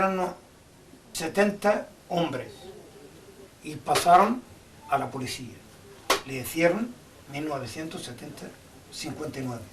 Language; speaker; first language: Spanish; non-native, fluent; Arabic